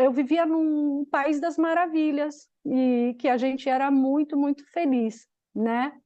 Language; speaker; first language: Portuguese; non-native, fluent; Albanian